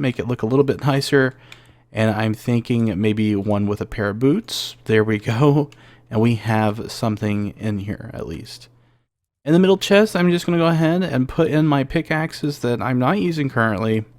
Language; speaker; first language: English; native; English